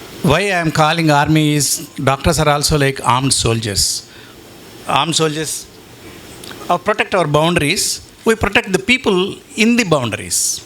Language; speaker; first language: English; non-native, local second language; Telugu